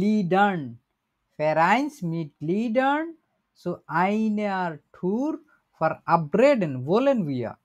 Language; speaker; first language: German; non-native, fluent; Bangla